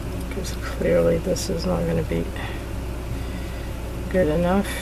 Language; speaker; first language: English; native; English